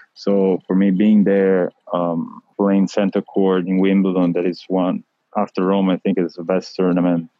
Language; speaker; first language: English; non-native, fluent; Italian